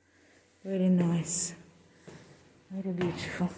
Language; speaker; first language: English; non-native, learner; Russian